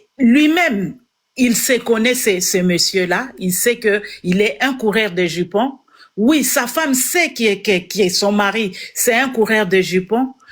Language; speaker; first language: French; non-native, local second language; Lingala